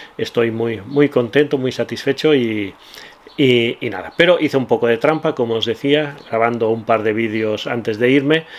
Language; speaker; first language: Spanish; non-native, local second language; Catalan